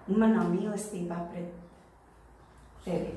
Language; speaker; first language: Latvian; non-native, local second language; Russian